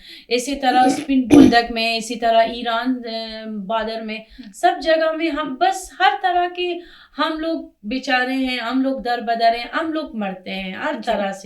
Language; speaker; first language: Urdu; non-native, fluent; Persian